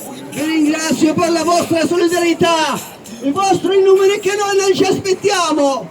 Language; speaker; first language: Italian; non-native, local second language; Arabic